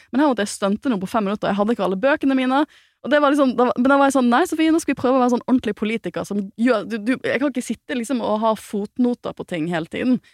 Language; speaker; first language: Norwegian; native; Norwegian